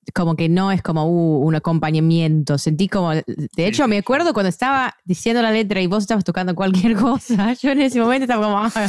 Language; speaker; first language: Spanish; non-native, fluent; English